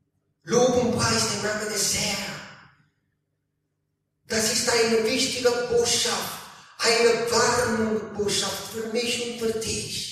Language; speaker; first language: German; non-native, learner; Italian